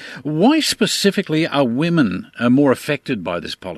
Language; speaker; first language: English; native; English